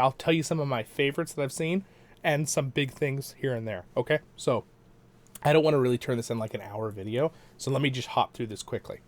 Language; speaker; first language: English; native; English